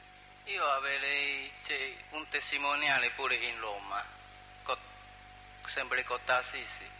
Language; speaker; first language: Italian; non-native, learner; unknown